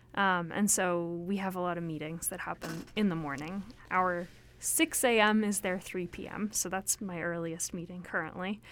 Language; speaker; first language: English; native; English